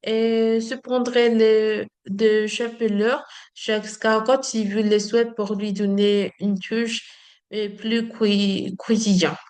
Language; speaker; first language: French; non-native, learner; Spanish